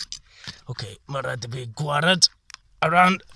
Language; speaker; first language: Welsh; non-native, learner; English